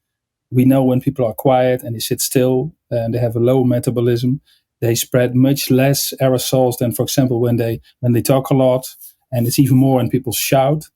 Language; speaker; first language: English; non-native, fluent; Dutch